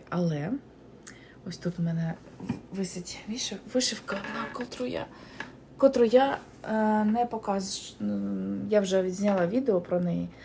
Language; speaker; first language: Ukrainian; non-native, local second language; Russian